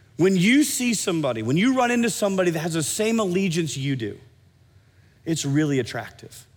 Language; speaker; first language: English; native; English